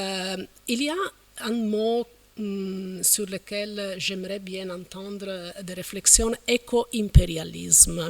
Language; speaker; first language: French; non-native, fluent; Italian